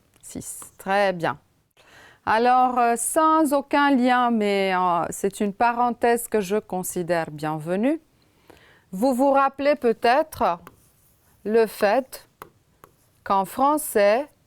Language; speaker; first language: French; non-native, fluent; Romanian